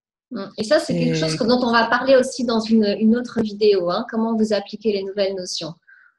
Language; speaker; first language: French; native; French